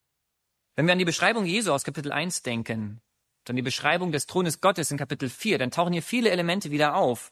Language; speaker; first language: German; native; German